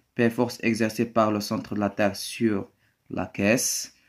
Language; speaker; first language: French; non-native, local second language; Arabic